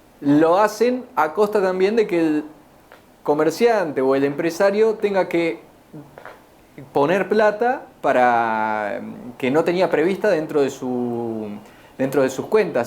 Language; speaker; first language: Spanish; native; Spanish